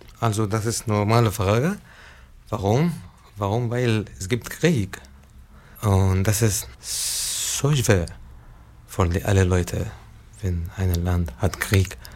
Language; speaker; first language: German; non-native, learner; Arabic